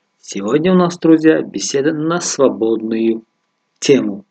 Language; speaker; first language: Russian; non-native, local second language; Tajik